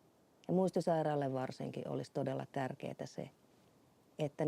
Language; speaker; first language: Finnish; native; Finnish